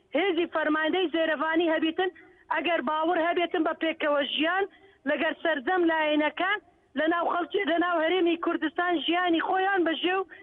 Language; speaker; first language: Central Kurdish; non-native, local second language; Turkish